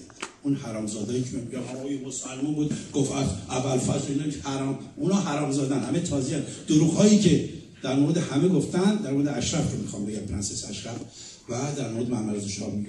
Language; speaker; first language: Persian; native; Persian